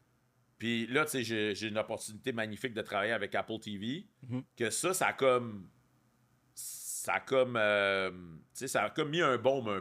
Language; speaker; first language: French; native; French